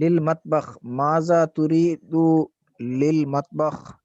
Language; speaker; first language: Arabic; non-native, learner; Urdu